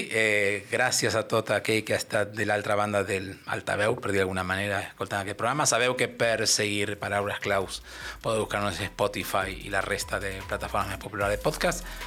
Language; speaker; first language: Catalan; non-native, local second language; Spanish